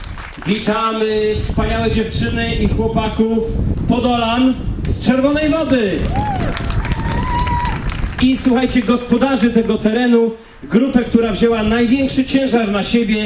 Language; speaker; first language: Polish; native; Polish